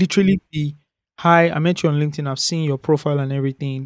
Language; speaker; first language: English; non-native, local second language; Yoruba